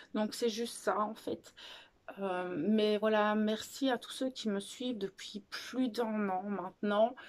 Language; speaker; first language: French; native; French